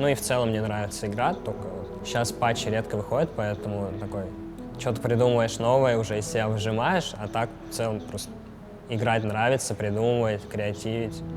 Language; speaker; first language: Russian; native; Russian